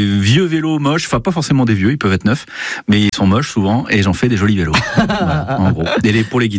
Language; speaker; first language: French; native; French